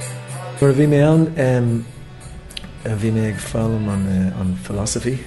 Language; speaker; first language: Irish; non-native, local second language; English